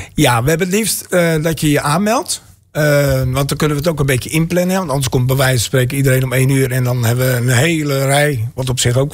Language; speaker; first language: Dutch; native; Dutch